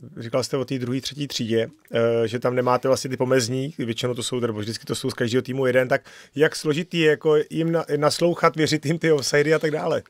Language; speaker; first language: Czech; native; Czech